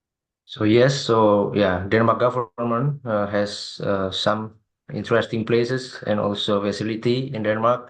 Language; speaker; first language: English; non-native, fluent; Indonesian